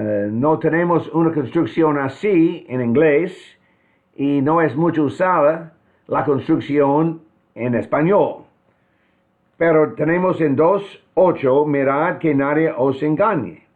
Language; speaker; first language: Spanish; non-native, fluent; English